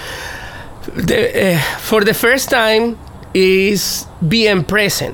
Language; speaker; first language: English; non-native, fluent; Spanish